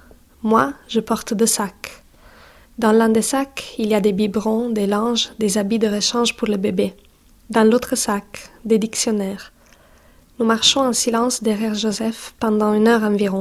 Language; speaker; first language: French; non-native, fluent; Italian